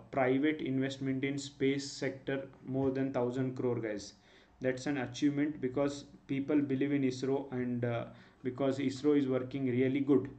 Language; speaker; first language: English; non-native, local second language; Kannada